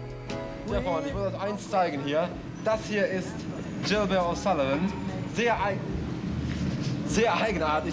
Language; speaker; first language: German; native; German